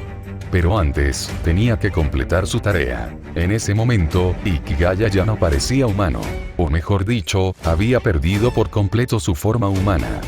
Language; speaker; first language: Spanish; native; Spanish